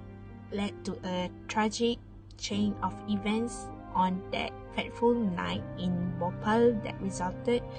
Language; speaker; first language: English; non-native, local second language; Malay